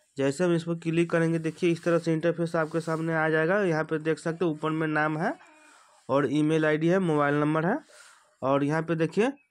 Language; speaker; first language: Hindi; native; Hindi